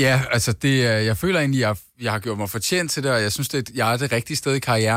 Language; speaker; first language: Danish; native; Danish